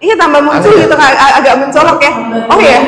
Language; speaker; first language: Indonesian; native; Indonesian